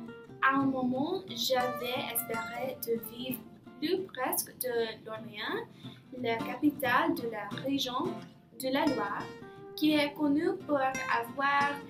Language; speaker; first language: French; non-native, learner; English